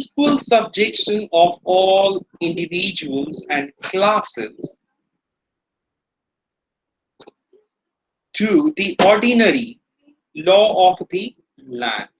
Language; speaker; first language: English; non-native, local second language; Hindi